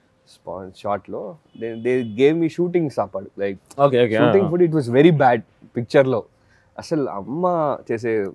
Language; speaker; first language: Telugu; non-native, fluent; Tamil